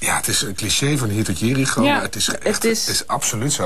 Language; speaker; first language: Dutch; native; Dutch